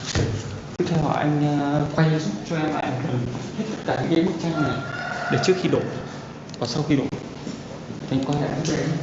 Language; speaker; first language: Vietnamese; native; Vietnamese